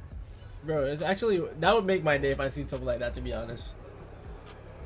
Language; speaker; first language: English; native; English